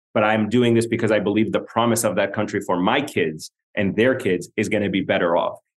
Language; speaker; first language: English; non-native, fluent; Arabic